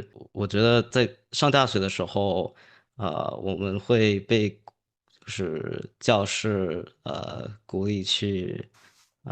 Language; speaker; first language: Chinese; early bilingual, heritage; English